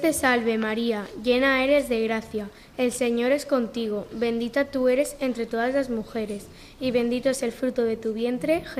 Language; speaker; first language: Spanish; native; Spanish